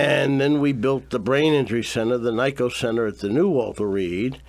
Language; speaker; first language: English; native; English